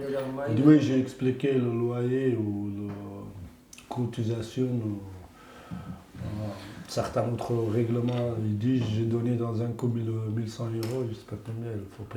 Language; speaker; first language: French; non-native, fluent; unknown